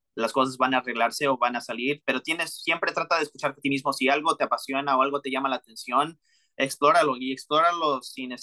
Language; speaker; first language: Spanish; early bilingual, heritage; Spanish